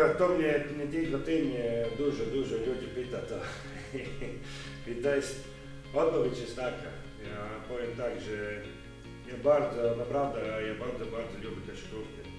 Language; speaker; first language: Polish; non-native, learner; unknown